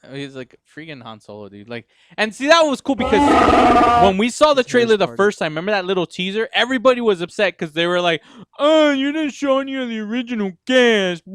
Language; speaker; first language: English; native; English